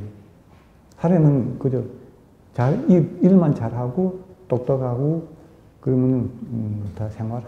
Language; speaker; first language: Korean; early bilingual, heritage; Korean